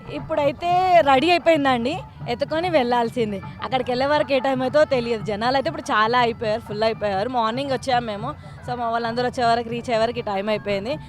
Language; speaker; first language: Telugu; native; Telugu